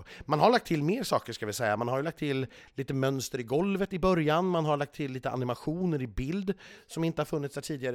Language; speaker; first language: Swedish; native; Swedish